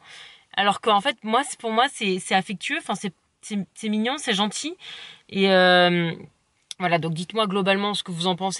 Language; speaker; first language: French; native; French